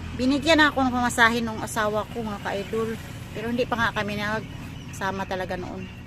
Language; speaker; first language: Filipino; non-native, local second language; Hiligaynon